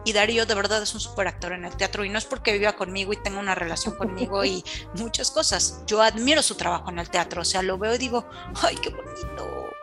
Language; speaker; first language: Spanish; native; Spanish